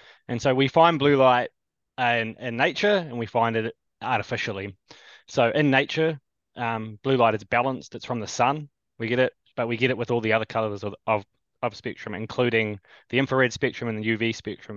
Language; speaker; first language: English; native; English